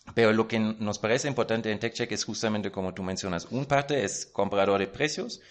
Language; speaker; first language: Spanish; non-native, fluent; German